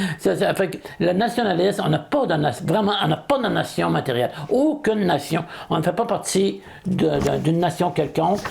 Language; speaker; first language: French; native; French